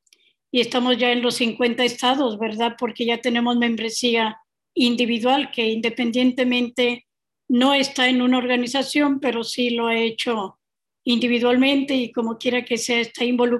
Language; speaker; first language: Spanish; native; Spanish